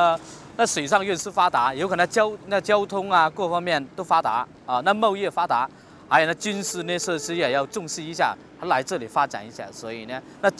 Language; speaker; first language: Chinese; native; Chinese